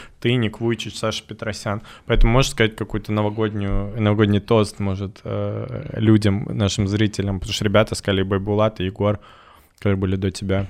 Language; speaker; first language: Russian; native; Russian